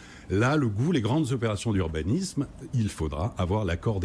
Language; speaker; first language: French; native; French